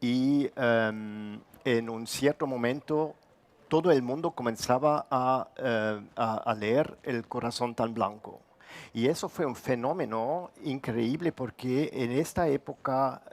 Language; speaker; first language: Spanish; non-native, fluent; German